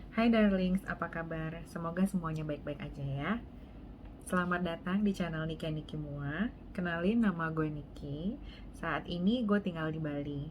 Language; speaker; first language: Indonesian; native; Indonesian